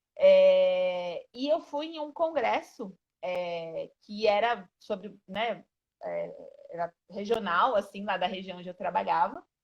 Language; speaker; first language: Portuguese; native; Portuguese